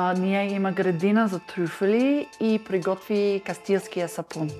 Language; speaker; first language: Bulgarian; non-native, learner; English